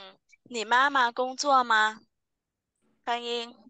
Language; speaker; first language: Chinese; non-native, fluent; Vietnamese